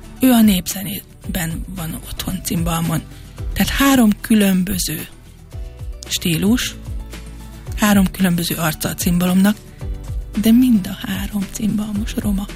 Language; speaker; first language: Hungarian; native; Hungarian